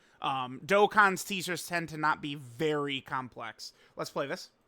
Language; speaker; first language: English; native; English